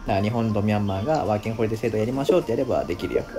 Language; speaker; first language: Japanese; native; Japanese